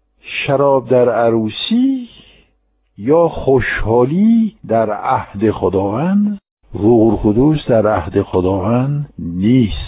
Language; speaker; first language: Persian; non-native, fluent; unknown